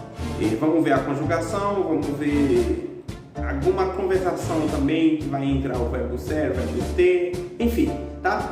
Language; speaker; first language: Portuguese; non-native, fluent; Haitian Creole